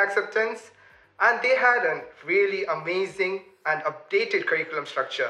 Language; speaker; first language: English; non-native, local second language; Tamil